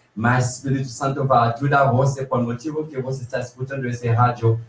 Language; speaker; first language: Portuguese; non-native, learner; Haitian Creole